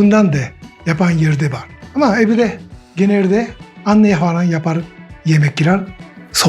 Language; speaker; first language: Turkish; non-native, learner; Japanese